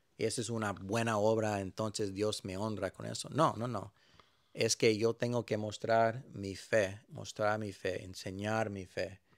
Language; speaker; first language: Spanish; early bilingual, heritage; Spanish